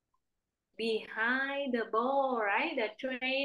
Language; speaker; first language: English; non-native, fluent; Vietnamese